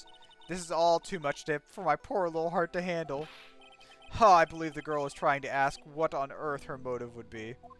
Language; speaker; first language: English; native; English